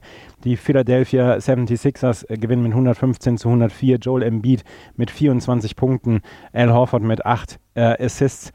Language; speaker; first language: German; native; German